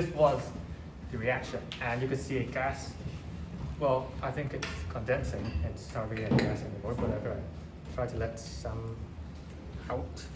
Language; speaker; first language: English; non-native, local second language; Chinese